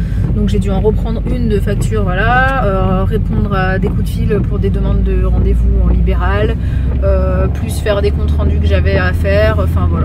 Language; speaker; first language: French; native; French